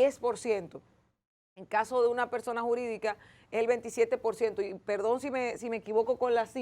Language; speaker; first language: Spanish; native; Spanish